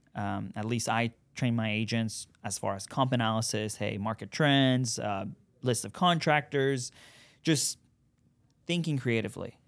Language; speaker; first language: English; non-native, fluent; Persian